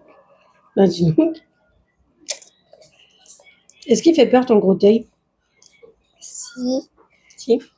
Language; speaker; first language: French; native; French